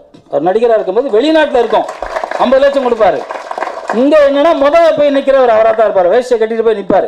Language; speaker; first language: Tamil; native; Tamil